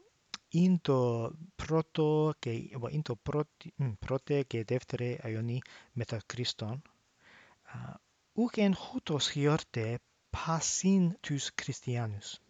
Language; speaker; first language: Greek; non-native, learner; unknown